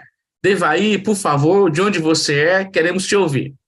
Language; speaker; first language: Portuguese; native; Portuguese